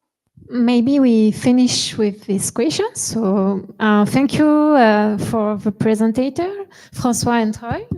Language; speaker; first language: English; non-native, learner; French